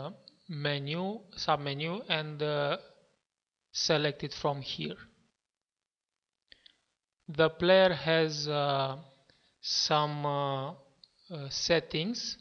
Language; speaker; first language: English; non-native, fluent; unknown